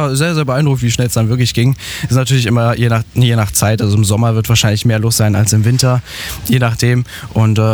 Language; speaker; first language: German; native; German